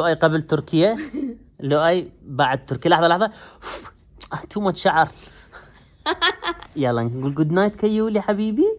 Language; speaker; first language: Arabic; native; Arabic